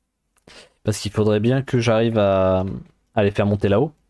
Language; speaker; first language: French; native; French